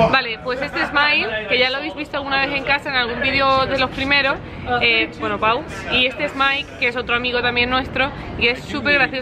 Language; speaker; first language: Spanish; native; Spanish